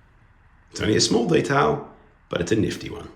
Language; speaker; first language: English; native; English